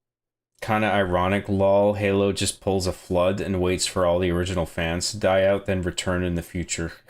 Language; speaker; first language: English; native; English